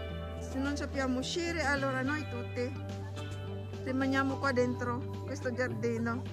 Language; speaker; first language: Italian; non-native, fluent; Filipino